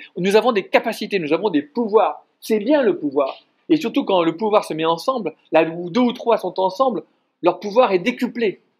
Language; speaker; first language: French; native; French